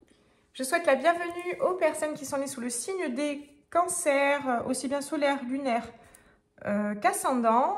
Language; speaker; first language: French; native; French